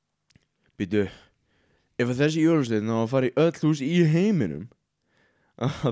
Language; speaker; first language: Icelandic; native; Icelandic